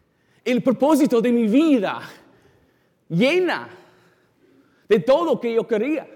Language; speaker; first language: Spanish; non-native, fluent; English